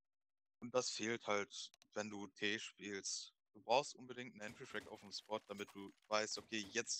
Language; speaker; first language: German; native; German